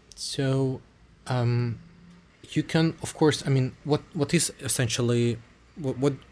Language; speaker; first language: English; early bilingual, other home language; Russian